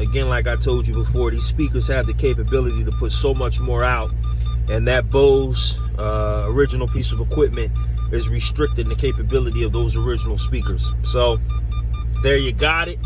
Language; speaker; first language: English; native; English